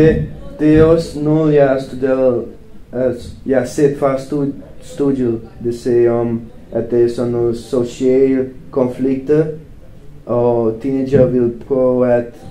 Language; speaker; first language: Danish; non-native, fluent; Romanian